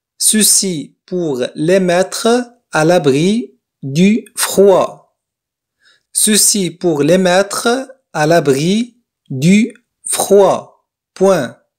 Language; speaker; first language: French; non-native, local second language; Arabic